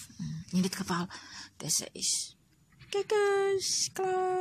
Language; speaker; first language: Dutch; non-native, learner; Indonesian